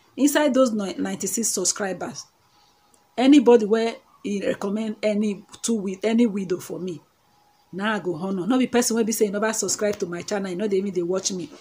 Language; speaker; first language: Nigerian Pidgin; non-native, local second language; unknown